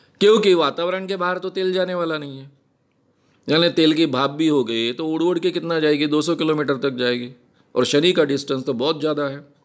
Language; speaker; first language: Hindi; native; Hindi